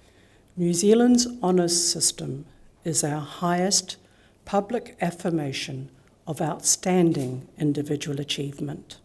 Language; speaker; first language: English; native; English